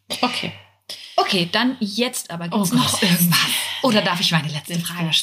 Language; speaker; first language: German; native; German